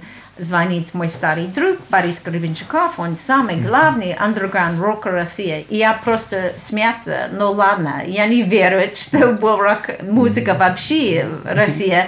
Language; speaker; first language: Russian; non-native, learner; English